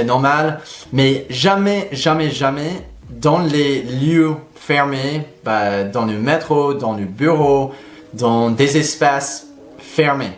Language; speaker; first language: French; non-native, fluent; English